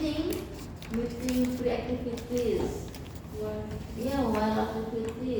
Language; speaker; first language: English; non-native, fluent; Indonesian